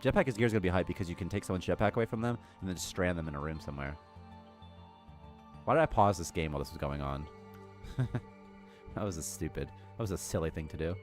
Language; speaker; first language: English; native; English